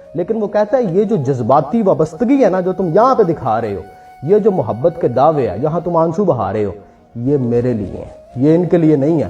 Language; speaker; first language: Urdu; non-native, local second language; Punjabi